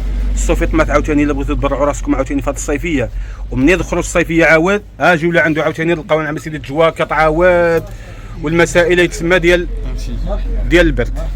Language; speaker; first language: Arabic; native; Arabic